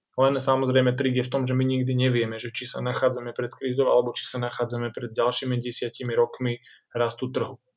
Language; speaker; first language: Slovak; native; Slovak